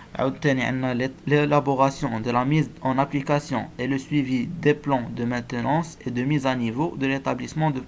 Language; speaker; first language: French; non-native, local second language; Arabic